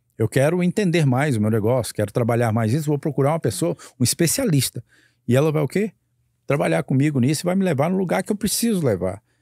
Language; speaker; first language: Portuguese; native; Portuguese